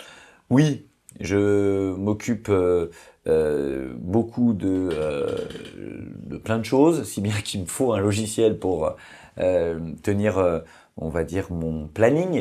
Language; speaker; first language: French; native; French